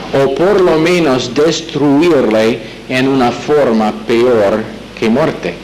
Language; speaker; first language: Spanish; non-native, fluent; English